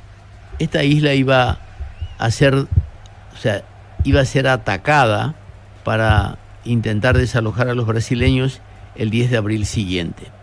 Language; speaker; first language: Spanish; native; Spanish